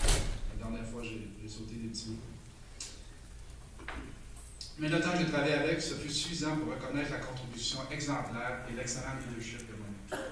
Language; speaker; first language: French; native; French